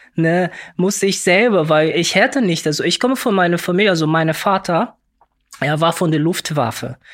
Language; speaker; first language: German; non-native, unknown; Portuguese